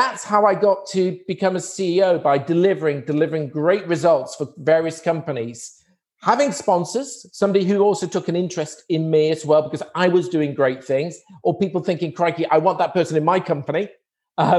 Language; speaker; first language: English; native; English